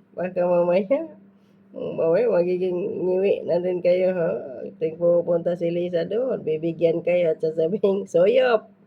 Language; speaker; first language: Filipino; native; Filipino